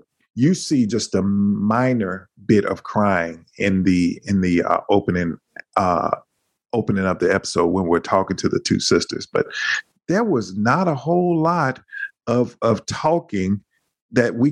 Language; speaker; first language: English; native; English